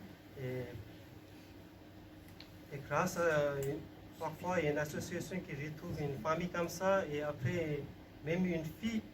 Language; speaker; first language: French; non-native, learner; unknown